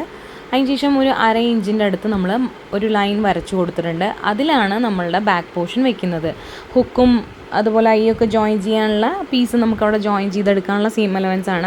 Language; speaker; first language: Malayalam; native; Malayalam